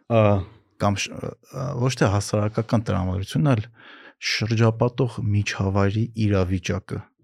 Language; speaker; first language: Armenian; native; Armenian